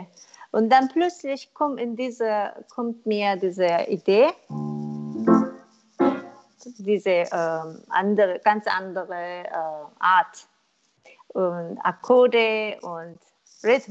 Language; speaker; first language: German; non-native, learner; Korean